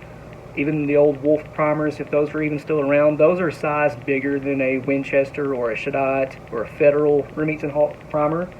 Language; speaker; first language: English; native; English